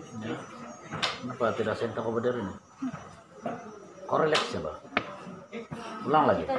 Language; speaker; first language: Malay; native; Malay